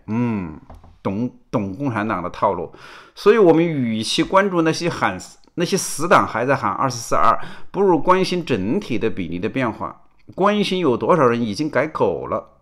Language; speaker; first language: Chinese; native; Chinese